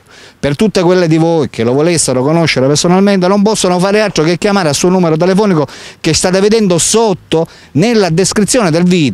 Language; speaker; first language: Italian; native; Italian